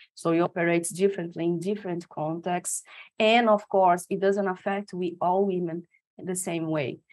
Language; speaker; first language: English; non-native, fluent; Portuguese